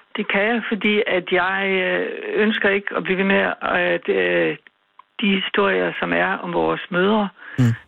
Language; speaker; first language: Danish; native; Danish